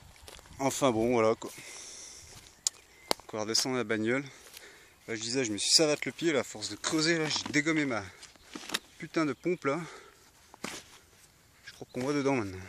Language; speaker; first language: French; native; French